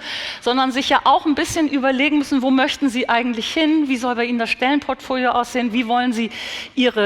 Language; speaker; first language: German; native; German